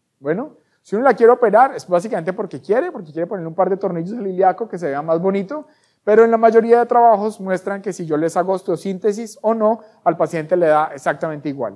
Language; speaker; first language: Spanish; native; Spanish